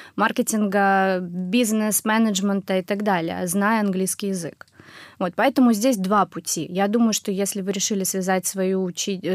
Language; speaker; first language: Russian; native; Russian